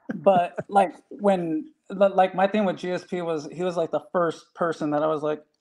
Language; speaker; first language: English; native; English